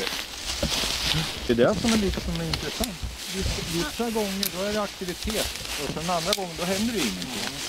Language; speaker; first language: Swedish; native; Swedish